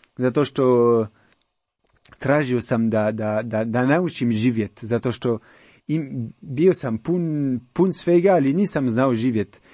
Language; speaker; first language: Croatian; non-native, learner; French